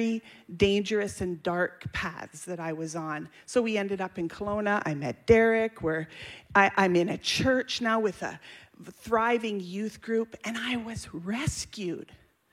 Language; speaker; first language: English; native; English